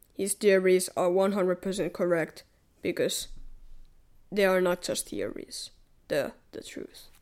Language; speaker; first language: English; non-native, fluent; Finnish